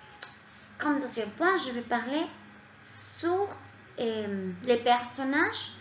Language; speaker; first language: French; non-native, learner; Spanish